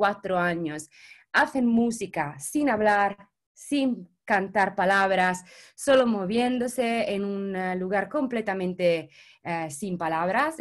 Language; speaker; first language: Spanish; non-native, fluent; Italian